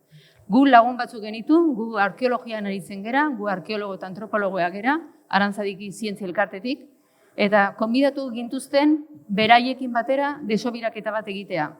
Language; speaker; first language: Basque; native; Basque